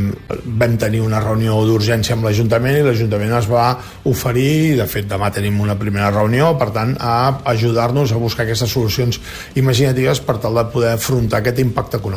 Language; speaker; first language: Catalan; native; Catalan